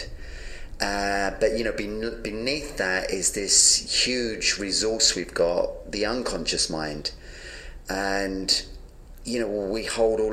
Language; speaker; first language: English; native; English